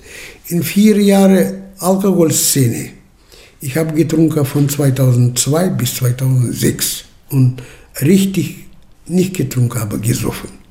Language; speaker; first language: German; early bilingual, heritage; German